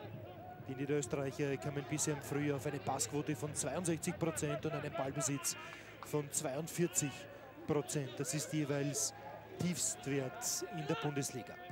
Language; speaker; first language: German; native; German